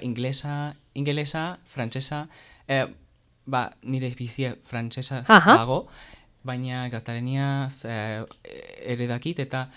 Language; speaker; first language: Basque; non-native, learner; French